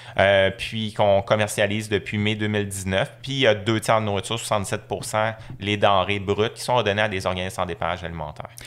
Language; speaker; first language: French; native; French